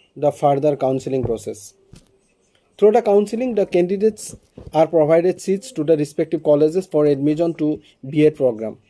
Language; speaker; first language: English; non-native, local second language; Assamese